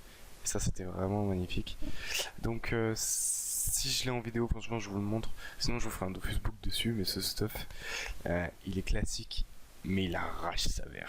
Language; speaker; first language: French; native; French